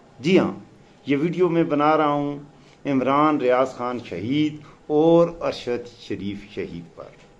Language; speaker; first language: Urdu; non-native, local second language; Pashto